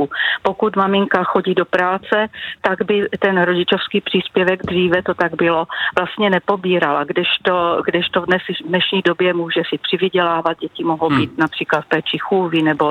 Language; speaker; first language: Czech; native; Czech